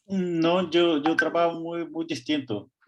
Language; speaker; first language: Spanish; non-native, fluent; Portuguese